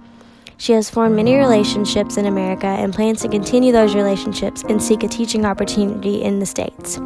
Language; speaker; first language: English; native; English